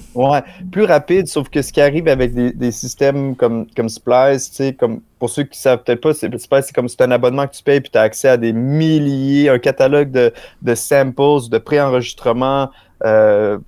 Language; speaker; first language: French; native; French